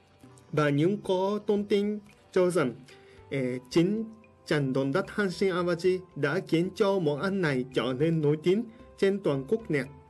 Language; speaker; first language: Vietnamese; non-native, fluent; Japanese